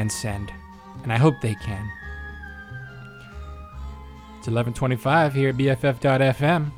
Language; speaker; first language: English; native; English